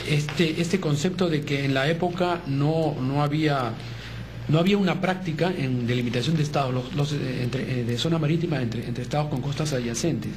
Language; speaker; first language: Spanish; native; Spanish